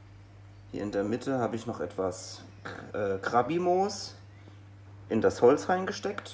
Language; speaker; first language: German; native; German